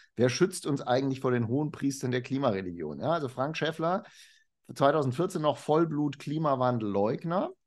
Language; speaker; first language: German; native; German